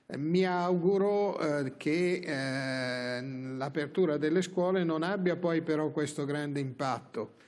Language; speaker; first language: Italian; native; Italian